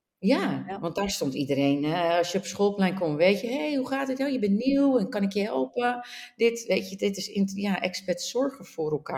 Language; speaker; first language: Dutch; native; Dutch